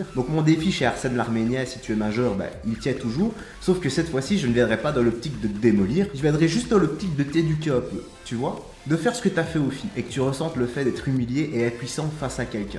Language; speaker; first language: French; native; French